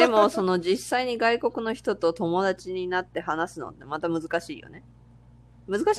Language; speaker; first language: Japanese; non-native, fluent; English